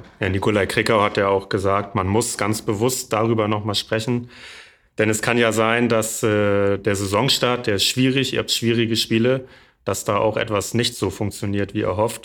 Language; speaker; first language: German; native; German